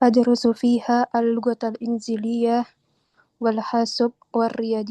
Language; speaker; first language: Arabic; non-native, learner; Indonesian